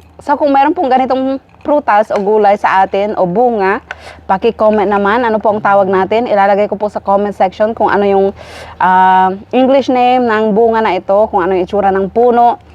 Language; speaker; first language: Filipino; non-native, local second language; Iloko